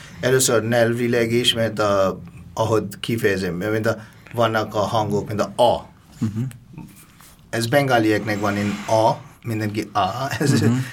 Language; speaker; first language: Hungarian; non-native, fluent; Bangla